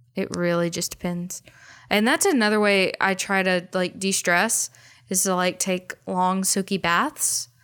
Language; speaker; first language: English; native; English